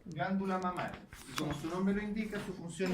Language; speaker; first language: Spanish; native; Spanish